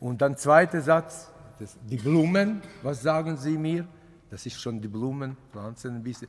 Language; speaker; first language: German; non-native, fluent; Latvian